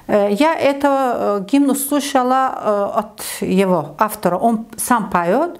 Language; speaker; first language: Russian; non-native, learner; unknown